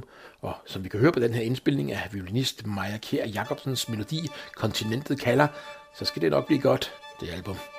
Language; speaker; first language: Danish; native; Danish